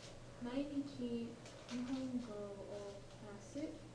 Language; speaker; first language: Japanese; non-native, learner; English